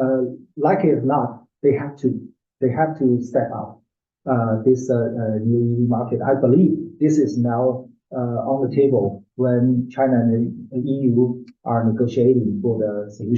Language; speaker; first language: English; non-native, fluent; Chinese